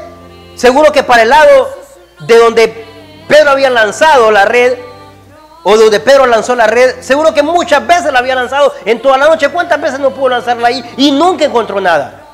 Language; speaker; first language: Spanish; native; Spanish